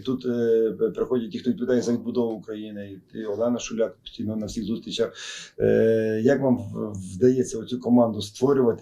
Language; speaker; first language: Ukrainian; native; Ukrainian